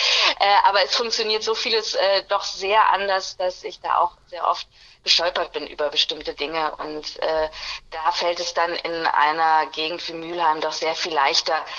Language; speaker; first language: German; native; German